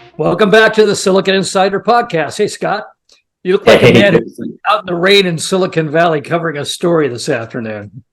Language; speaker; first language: English; native; English